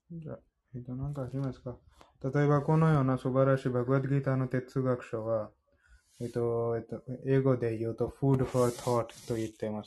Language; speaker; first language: Japanese; non-native, fluent; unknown